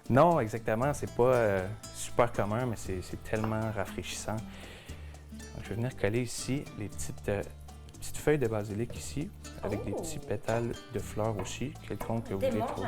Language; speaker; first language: French; native; French